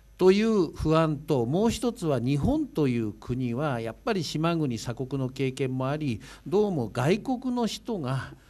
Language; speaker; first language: Japanese; native; Japanese